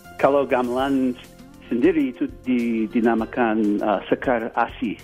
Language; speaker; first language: Indonesian; non-native, fluent; English